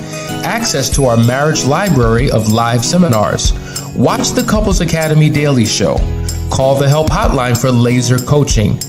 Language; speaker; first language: English; native; English